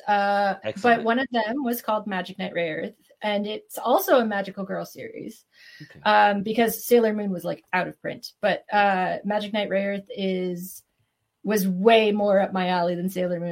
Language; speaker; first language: English; native; English